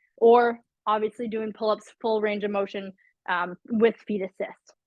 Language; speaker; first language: English; native; English